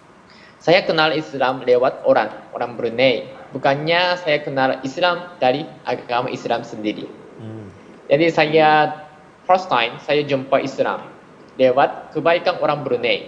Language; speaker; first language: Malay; non-native, fluent; Japanese